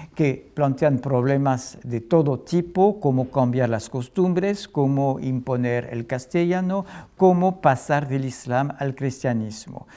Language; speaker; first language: Spanish; non-native, fluent; French